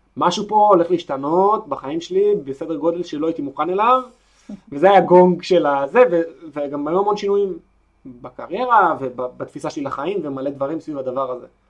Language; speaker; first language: Hebrew; native; Hebrew